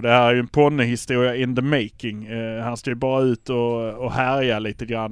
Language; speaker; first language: Swedish; native; Swedish